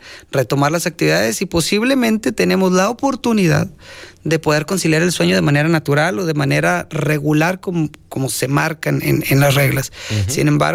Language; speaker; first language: Spanish; native; Spanish